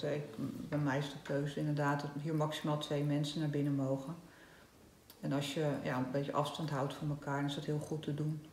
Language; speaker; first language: Dutch; native; Dutch